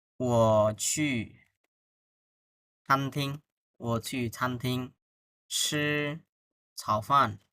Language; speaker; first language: Chinese; non-native, fluent; Bangla